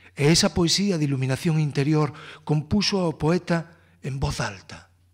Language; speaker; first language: Galician; native; Galician